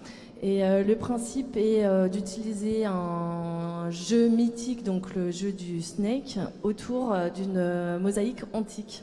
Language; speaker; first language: French; native; French